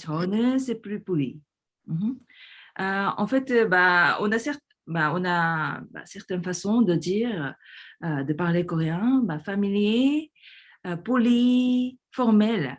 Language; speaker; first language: French; non-native, fluent; Korean